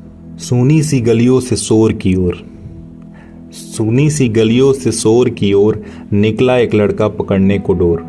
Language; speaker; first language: Hindi; native; Hindi